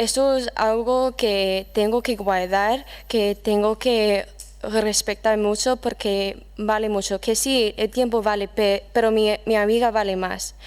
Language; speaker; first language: Spanish; non-native, fluent; English